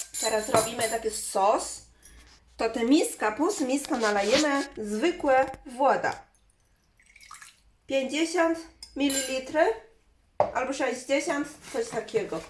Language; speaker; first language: Polish; non-native, learner; Chinese